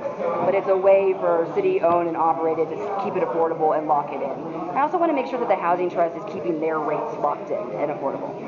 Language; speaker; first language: English; native; English